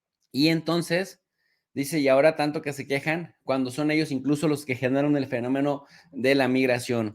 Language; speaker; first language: Spanish; native; Spanish